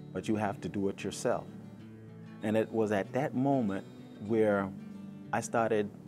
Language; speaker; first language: English; native; English